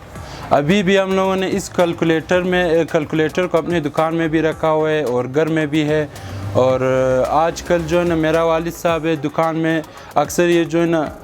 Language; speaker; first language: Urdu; non-native, local second language; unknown